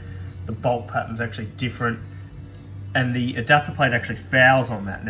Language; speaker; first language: English; native; English